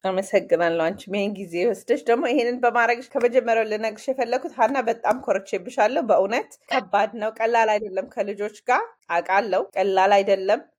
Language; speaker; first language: Amharic; early bilingual, heritage; Amharic